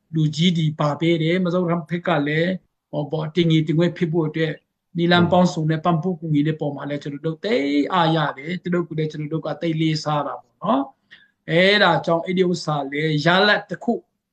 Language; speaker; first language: Burmese; non-native, local second language; Hakha Chin